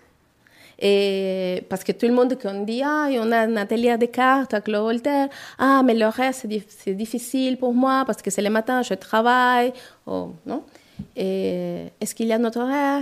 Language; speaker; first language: French; non-native, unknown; Spanish